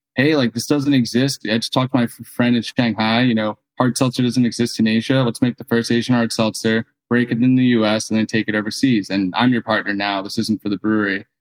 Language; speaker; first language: English; native; English